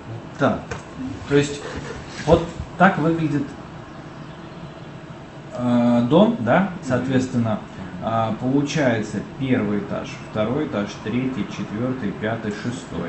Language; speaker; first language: Russian; native; Russian